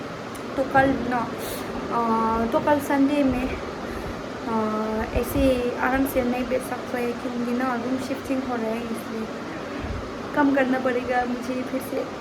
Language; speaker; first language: Hindi; non-native, learner; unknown